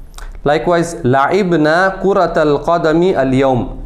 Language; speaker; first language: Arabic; non-native, fluent; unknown